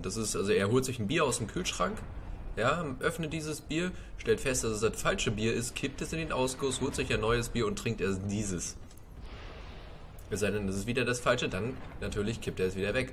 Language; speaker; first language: German; native; German